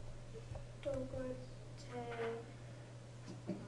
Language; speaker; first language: Japanese; non-native, learner; English